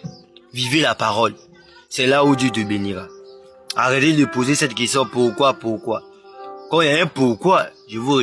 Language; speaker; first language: French; non-native, local second language; Lingala